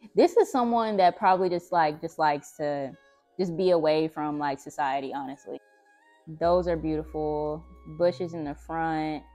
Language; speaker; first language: English; native; English